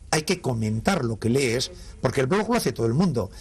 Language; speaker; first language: Spanish; native; Spanish